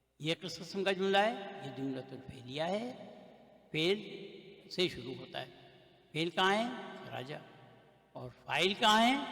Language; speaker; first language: Urdu; native; Urdu